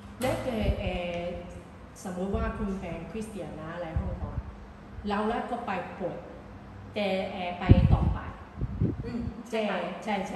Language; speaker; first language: Thai; non-native, learner; Cantonese